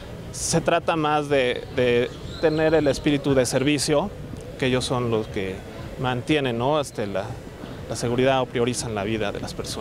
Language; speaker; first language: Spanish; native; Spanish